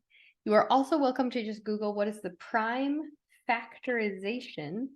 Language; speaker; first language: English; native; English